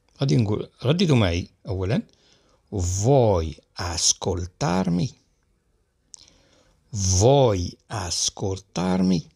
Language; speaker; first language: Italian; non-native, learner; Arabic